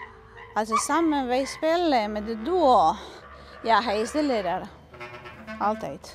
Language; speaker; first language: Dutch; non-native, learner; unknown